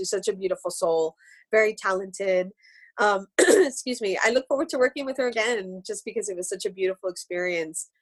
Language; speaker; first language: English; early bilingual, other home language; Spanish